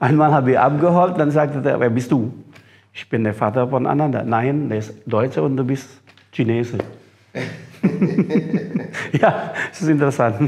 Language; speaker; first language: German; non-native, fluent; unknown